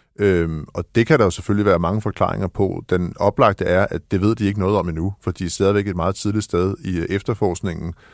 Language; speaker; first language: Danish; native; Danish